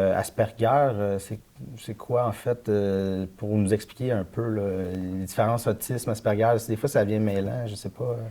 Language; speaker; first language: French; native; French